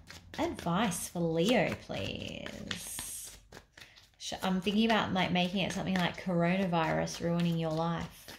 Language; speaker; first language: English; native; English